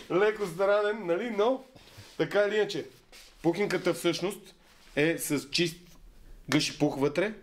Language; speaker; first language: Bulgarian; native; Bulgarian